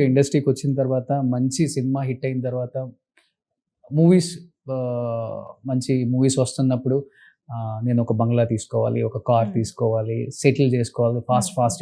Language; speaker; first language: Telugu; native; Telugu